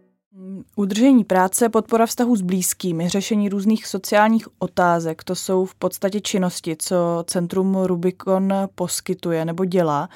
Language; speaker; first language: Czech; native; Czech